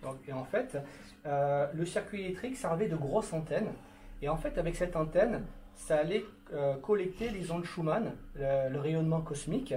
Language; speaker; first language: French; native; French